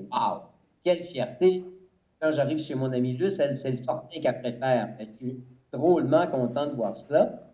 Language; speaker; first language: French; native; French